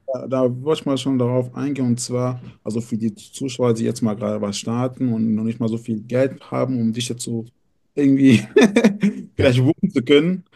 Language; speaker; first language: German; native; German